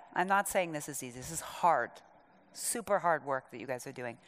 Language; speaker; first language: English; native; English